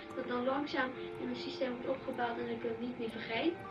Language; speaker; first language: Dutch; early bilingual, other home language; Korean